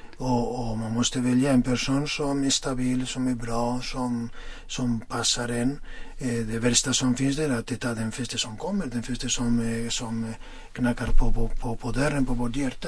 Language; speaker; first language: Swedish; non-native, fluent; Spanish